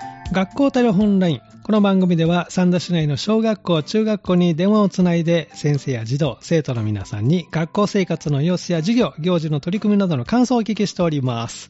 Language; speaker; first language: Japanese; native; Japanese